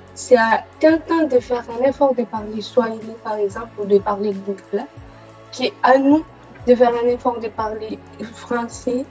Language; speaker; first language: French; non-native, local second language; Lingala